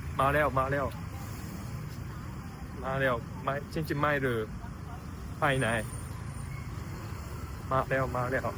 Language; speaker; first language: Thai; non-native, learner; Japanese